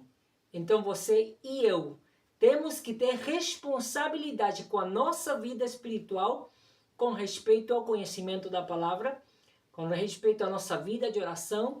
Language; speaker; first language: Portuguese; non-native, fluent; Spanish